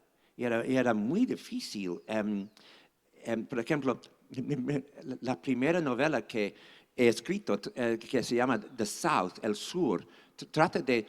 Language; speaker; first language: Spanish; non-native, fluent; English